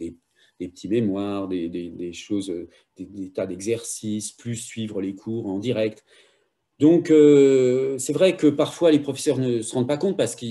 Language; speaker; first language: French; native; French